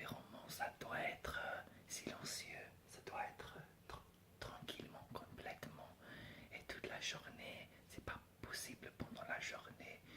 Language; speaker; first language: French; non-native, fluent; English